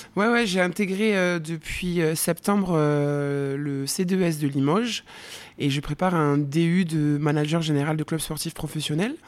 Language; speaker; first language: French; native; French